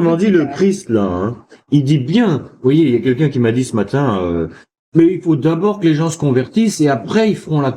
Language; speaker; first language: French; native; French